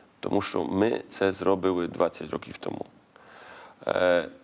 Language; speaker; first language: Ukrainian; non-native, learner; Polish